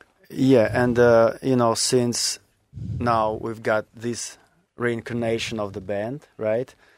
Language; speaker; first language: English; non-native, fluent; Russian